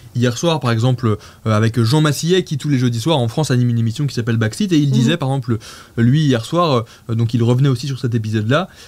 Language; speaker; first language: French; native; French